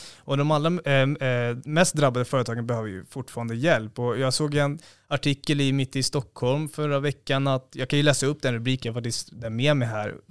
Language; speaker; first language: Swedish; native; Swedish